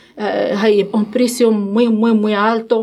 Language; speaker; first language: Spanish; non-native, learner; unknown